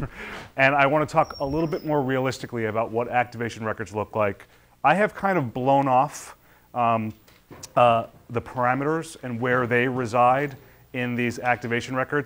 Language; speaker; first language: English; native; English